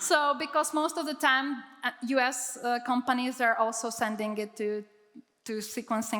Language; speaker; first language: English; non-native, fluent; Czech